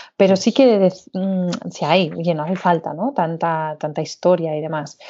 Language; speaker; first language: Spanish; native; Spanish